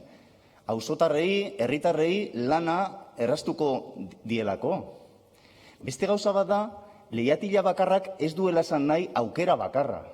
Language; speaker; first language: Basque; non-native, local second language; Spanish